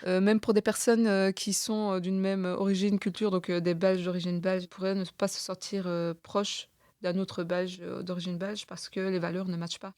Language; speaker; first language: French; early bilingual, other home language; Turkish